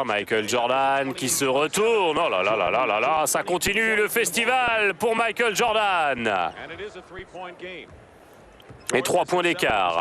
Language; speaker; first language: French; native; French